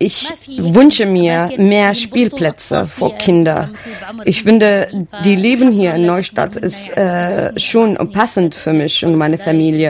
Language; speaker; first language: German; non-native, learner; Arabic